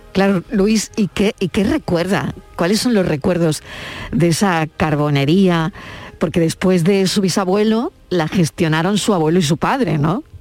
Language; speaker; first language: Spanish; native; Spanish